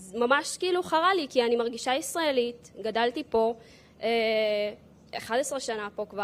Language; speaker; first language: Hebrew; early bilingual, other home language; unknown